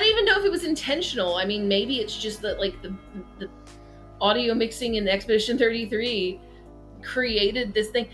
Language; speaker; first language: English; native; English